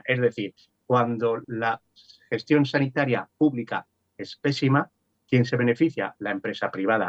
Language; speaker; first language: Spanish; native; Spanish